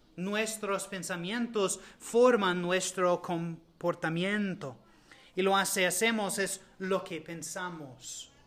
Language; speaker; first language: Spanish; non-native, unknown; English